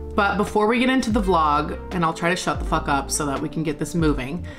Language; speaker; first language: English; native; English